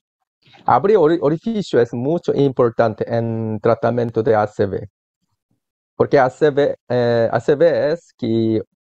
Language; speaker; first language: Spanish; non-native, learner; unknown